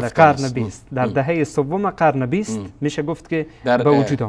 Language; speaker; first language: Persian; native; Persian